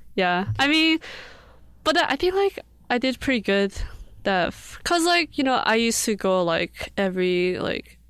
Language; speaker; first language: English; early bilingual, other home language; Korean